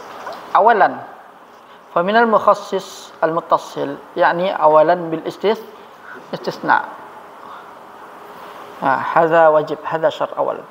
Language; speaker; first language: Arabic; non-native, fluent; Indonesian